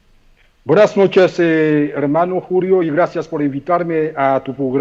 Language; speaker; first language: Spanish; non-native, fluent; Haitian Creole